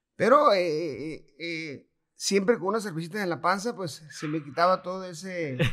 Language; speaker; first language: Spanish; native; Spanish